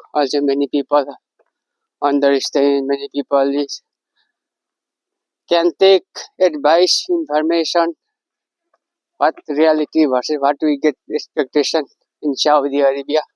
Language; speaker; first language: English; non-native, learner; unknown